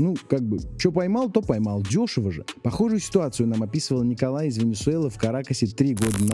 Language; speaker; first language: Russian; native; Russian